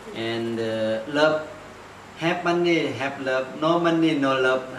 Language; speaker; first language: English; non-native, learner; Thai